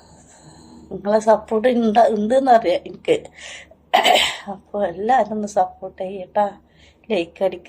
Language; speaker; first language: Malayalam; native; Malayalam